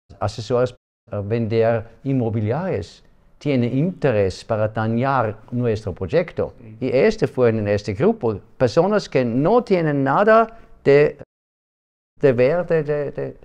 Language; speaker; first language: Spanish; non-native, learner; German